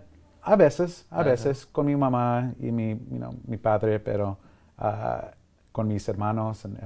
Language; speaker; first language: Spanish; early bilingual, heritage; Spanish